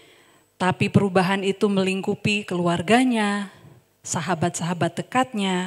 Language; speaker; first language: Indonesian; native; Indonesian